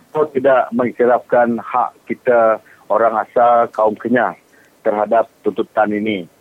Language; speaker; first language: Malay; non-native, local second language; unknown